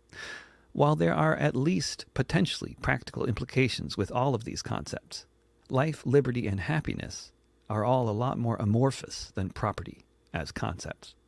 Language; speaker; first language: English; native; English